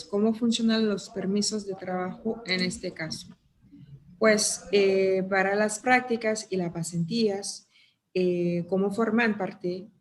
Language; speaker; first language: Spanish; non-native, fluent; French